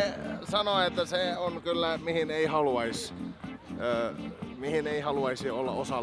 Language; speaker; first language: Finnish; native; Finnish